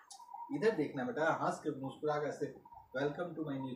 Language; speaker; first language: Hindi; native; Hindi